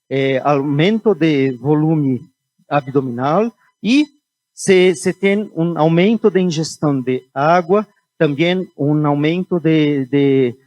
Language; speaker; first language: Spanish; non-native, fluent; Portuguese